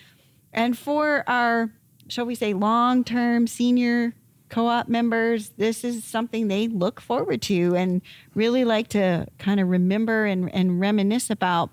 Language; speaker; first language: English; native; English